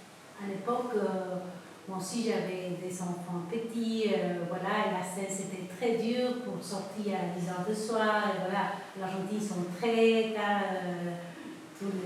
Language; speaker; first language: French; non-native, fluent; Spanish